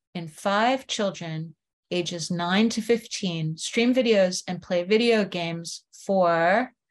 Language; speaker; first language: English; native; English